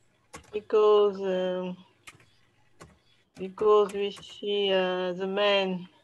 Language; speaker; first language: English; non-native, learner; French